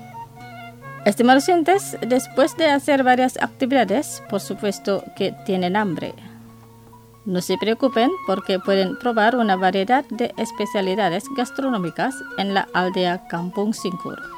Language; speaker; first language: Spanish; non-native, fluent; Indonesian